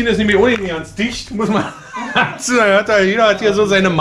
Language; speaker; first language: German; native; German